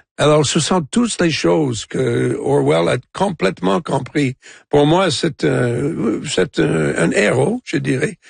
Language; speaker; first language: French; non-native, local second language; English